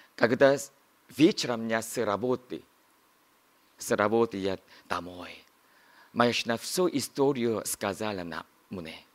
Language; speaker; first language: Russian; non-native, learner; Korean